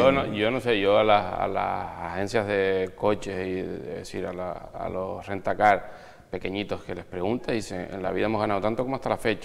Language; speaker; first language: Spanish; native; Spanish